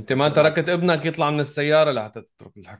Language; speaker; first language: Arabic; native; Arabic